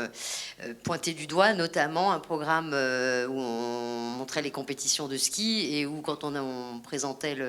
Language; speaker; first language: French; native; French